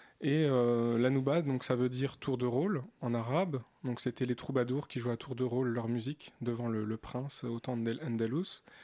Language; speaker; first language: French; early bilingual, other home language; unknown